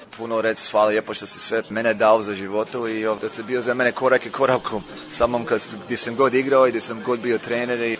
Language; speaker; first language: Croatian; early bilingual, heritage; Croatian